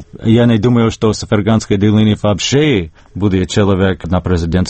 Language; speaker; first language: Russian; non-native, fluent; English